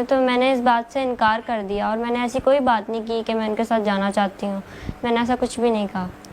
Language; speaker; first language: Urdu; native; Urdu